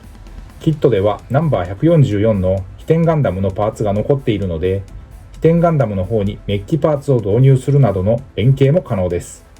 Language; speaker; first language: Japanese; native; Japanese